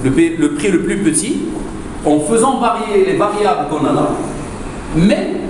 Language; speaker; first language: French; non-native, local second language; Arabic